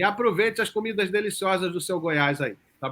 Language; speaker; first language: Portuguese; native; Portuguese